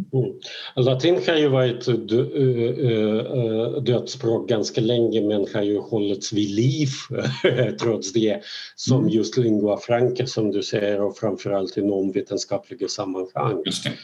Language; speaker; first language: Swedish; non-native, fluent; Russian